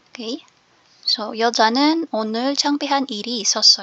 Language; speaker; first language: Korean; non-native, fluent; Filipino